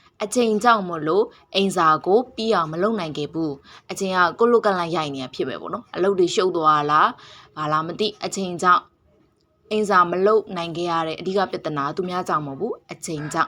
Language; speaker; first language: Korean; non-native, fluent; Burmese